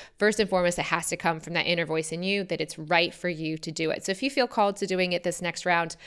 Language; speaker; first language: English; native; English